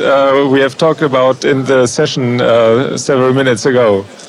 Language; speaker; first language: English; non-native, fluent; German